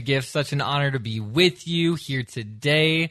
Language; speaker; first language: English; native; English